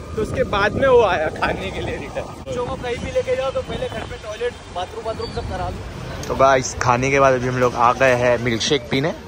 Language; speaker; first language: Hindi; native; Hindi